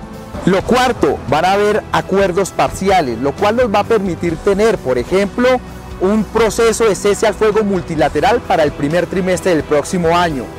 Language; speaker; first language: Spanish; native; Spanish